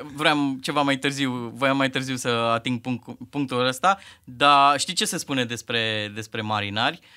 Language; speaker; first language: Romanian; native; Romanian